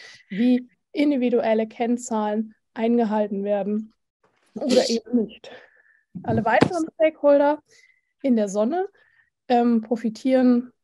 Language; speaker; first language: German; native; German